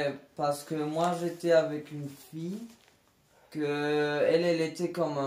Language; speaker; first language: French; non-native, learner; Spanish